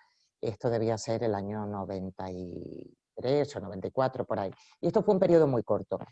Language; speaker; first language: Spanish; native; Spanish